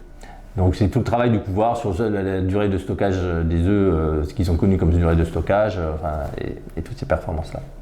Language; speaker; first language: French; native; French